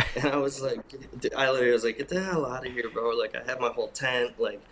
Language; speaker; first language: English; native; English